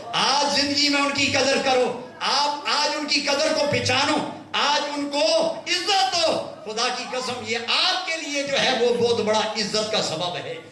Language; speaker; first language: Urdu; non-native, local second language; Punjabi